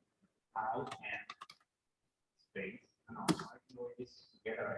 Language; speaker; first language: English; non-native, learner; Spanish